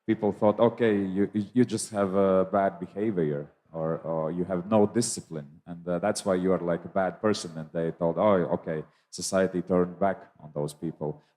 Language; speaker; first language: English; non-native, fluent; Latvian